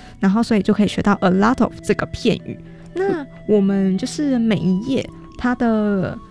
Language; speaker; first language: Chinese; native; Chinese